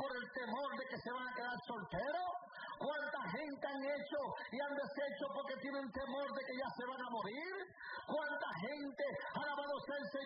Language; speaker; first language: Spanish; native; Spanish